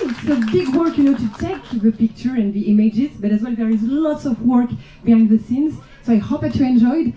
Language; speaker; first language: English; non-native, fluent; French